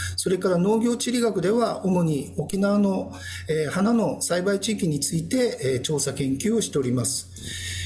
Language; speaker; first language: Japanese; native; Japanese